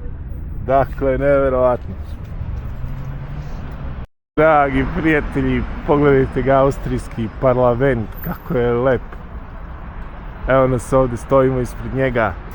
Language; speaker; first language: Serbian; native; Serbian